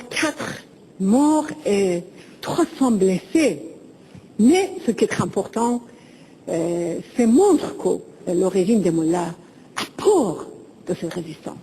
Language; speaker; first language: French; non-native, fluent; Persian